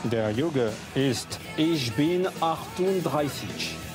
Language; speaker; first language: German; non-native, learner; French